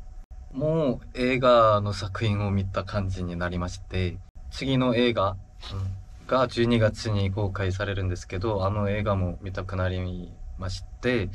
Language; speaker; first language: Japanese; non-native, fluent; Korean